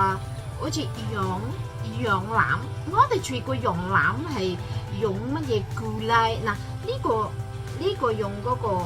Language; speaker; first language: Cantonese; non-native, fluent; Indonesian